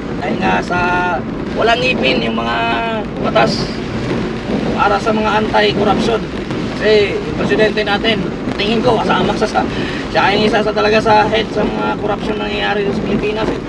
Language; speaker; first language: Filipino; non-native, local second language; Cebuano